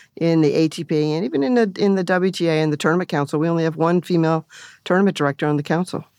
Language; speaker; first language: English; native; English